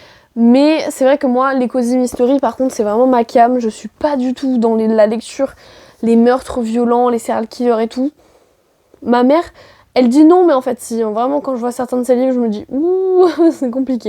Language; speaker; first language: French; native; French